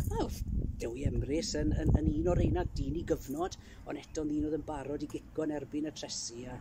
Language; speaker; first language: Welsh; early bilingual, heritage; Welsh